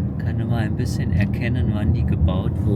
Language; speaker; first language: German; early bilingual, other home language; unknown